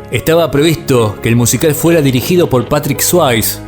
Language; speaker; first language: Spanish; native; Spanish